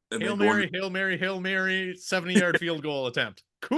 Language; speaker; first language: English; native; English